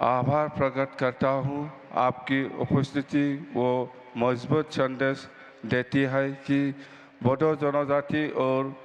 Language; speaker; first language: Hindi; non-native, local second language; Bodo